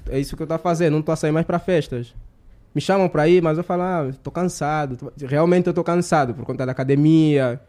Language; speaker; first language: Portuguese; native; Portuguese